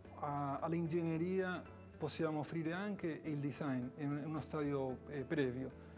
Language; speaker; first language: Italian; non-native, fluent; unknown